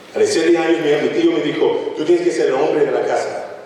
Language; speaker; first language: Spanish; early bilingual, other home language; English